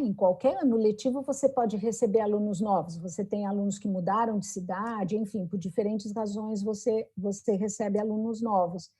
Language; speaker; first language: Portuguese; native; Portuguese